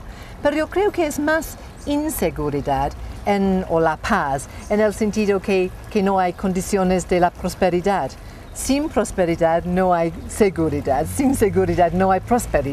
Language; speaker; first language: Spanish; non-native, fluent; English